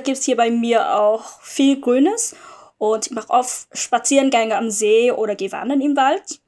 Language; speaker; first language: German; non-native, fluent; Vietnamese